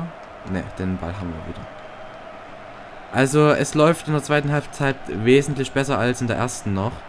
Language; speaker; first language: German; native; German